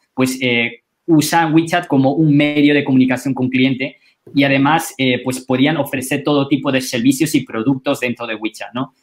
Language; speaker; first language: Spanish; non-native, fluent; Chinese